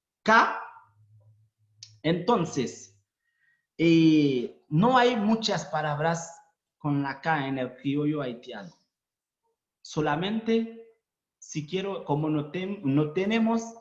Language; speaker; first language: Spanish; non-native, fluent; Haitian Creole